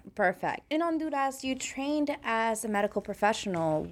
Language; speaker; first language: English; early bilingual, other home language; Spanish